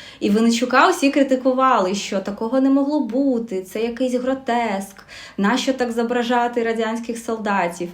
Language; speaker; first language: Ukrainian; non-native, local second language; Russian